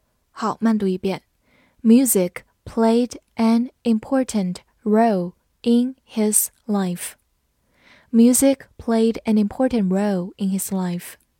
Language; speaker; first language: English; non-native, fluent; Chinese